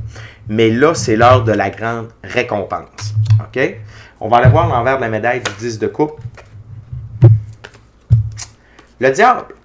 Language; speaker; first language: French; native; French